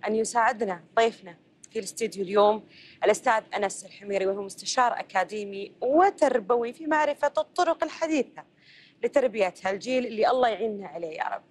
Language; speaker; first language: Arabic; native; Arabic